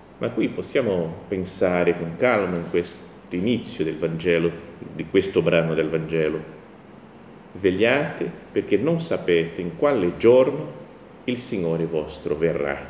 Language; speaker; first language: Italian; non-native, fluent; Portuguese